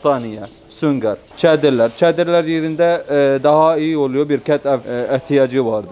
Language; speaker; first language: Turkish; non-native, fluent; Arabic